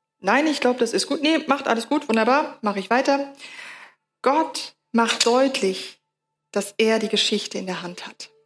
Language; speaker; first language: German; native; German